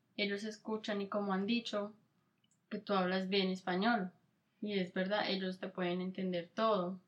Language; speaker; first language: Spanish; native; Spanish